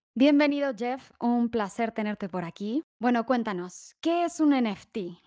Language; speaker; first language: Spanish; native; Spanish